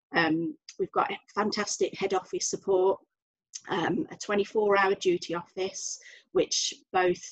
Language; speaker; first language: English; native; English